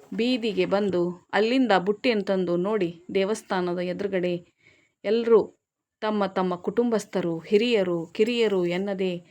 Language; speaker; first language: Kannada; non-native, local second language; Lambadi